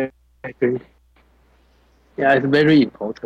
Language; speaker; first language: English; non-native, learner; Chinese